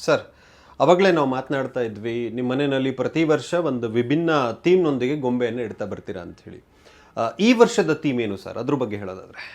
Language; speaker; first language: Kannada; native; Kannada